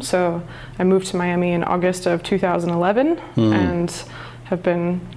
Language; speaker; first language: English; native; English